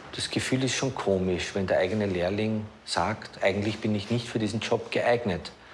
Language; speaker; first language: German; native; German